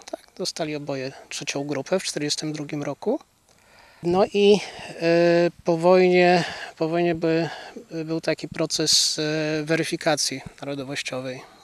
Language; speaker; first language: Polish; native; Polish